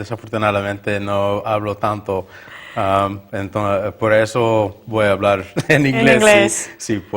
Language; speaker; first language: Spanish; non-native, learner; English